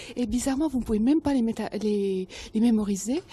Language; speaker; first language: French; native; French